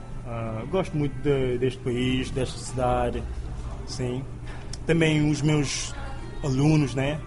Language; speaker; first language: Portuguese; non-native, local second language; Kabuverdianu